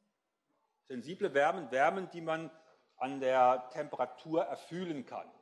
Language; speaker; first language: German; native; German